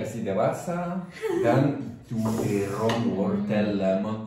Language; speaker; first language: Indonesian; non-native, learner; French